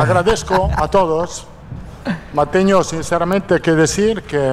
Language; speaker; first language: Portuguese; non-native, fluent; Italian